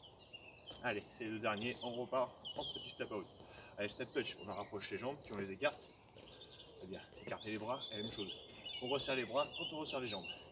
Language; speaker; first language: French; native; French